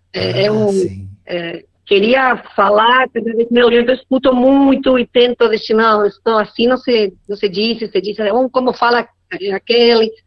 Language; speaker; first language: Portuguese; non-native, learner; Spanish